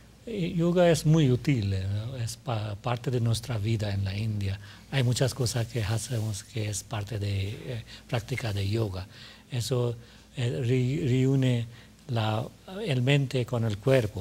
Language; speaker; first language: Spanish; non-native, learner; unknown